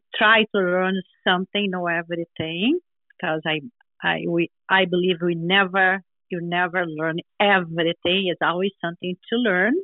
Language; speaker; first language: English; non-native, learner; Portuguese